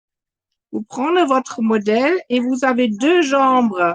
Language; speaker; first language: French; non-native, fluent; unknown